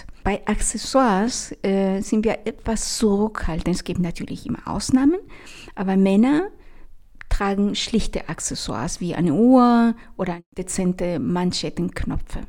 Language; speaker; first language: German; non-native, fluent; Spanish